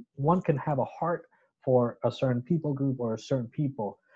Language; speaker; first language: English; non-native, local second language; Bangla